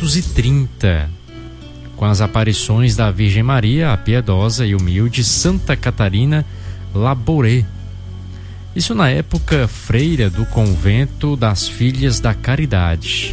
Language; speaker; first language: Portuguese; native; Portuguese